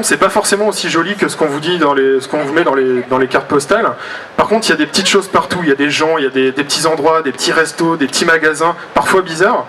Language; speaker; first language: French; native; French